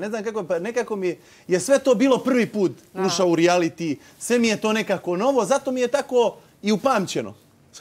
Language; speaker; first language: Serbian; native; Serbian